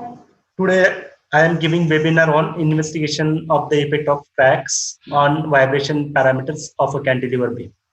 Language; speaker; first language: English; non-native, local second language; Marathi